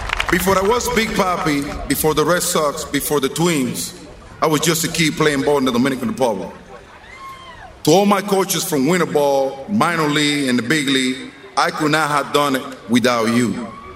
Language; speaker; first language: English; non-native, fluent; Spanish